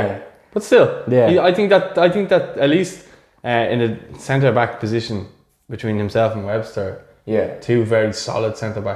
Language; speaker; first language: English; native; English